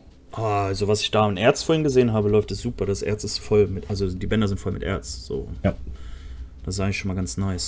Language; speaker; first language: German; native; German